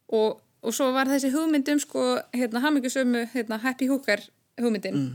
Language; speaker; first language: Icelandic; native; Icelandic